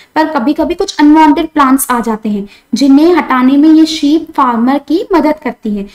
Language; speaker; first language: Hindi; non-native, local second language; Marathi